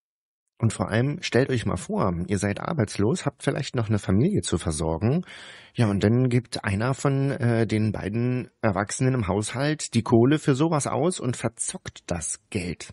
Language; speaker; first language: German; native; German